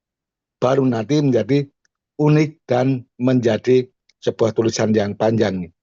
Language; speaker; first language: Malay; non-native, local second language; Javanese